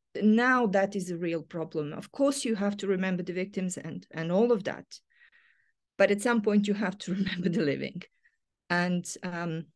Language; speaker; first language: English; non-native, fluent; Serbian